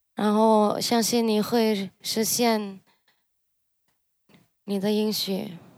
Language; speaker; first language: Chinese; early bilingual, heritage; Chinese